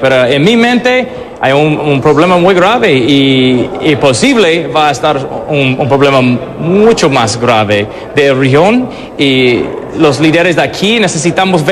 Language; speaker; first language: Spanish; non-native, fluent; English